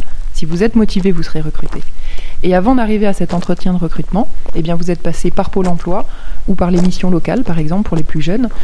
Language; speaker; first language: French; native; French